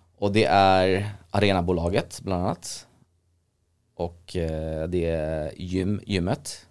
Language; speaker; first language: Swedish; early bilingual, other home language; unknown